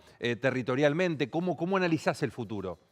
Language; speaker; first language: Spanish; native; Spanish